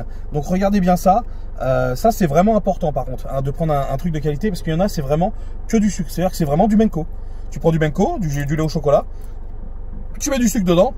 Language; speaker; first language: French; native; French